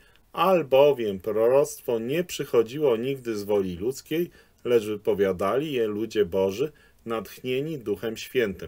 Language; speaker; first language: Polish; native; Polish